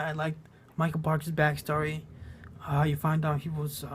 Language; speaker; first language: English; native; English